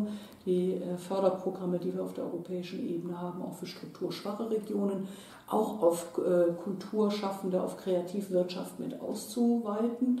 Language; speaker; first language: German; native; German